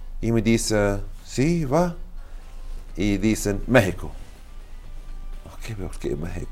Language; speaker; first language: Spanish; non-native, learner; Arabic